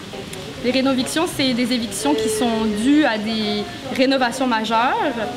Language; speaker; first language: French; native; French